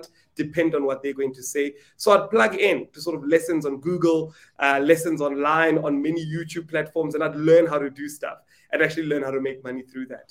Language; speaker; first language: English; non-native, local second language; Venda